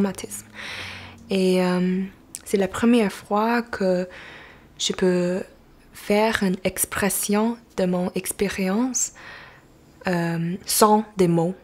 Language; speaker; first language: French; non-native, local second language; English